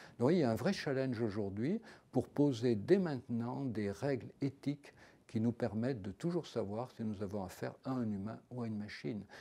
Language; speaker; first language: French; native; French